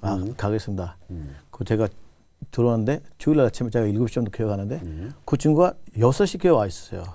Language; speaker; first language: Korean; non-native, learner; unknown